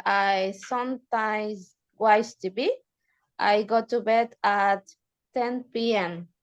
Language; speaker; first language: English; non-native, learner; Spanish